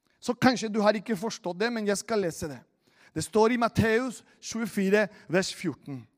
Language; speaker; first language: Norwegian; non-native, fluent; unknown